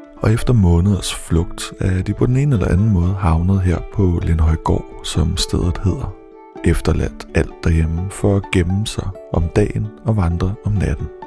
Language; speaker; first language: Danish; native; Danish